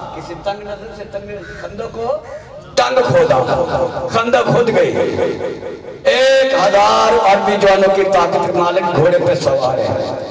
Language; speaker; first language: Urdu; non-native, local second language; Punjabi